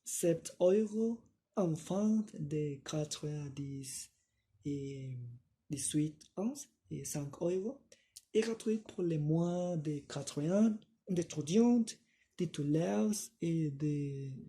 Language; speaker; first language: French; non-native, learner; Spanish